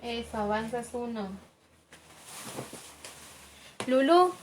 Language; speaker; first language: Spanish; native; Spanish